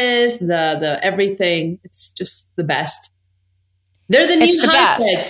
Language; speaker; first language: English; native; English